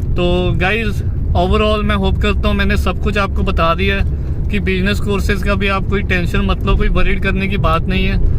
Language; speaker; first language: Hindi; non-native, local second language; Punjabi